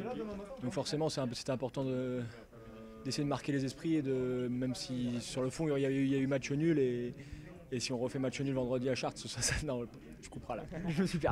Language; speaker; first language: French; native; French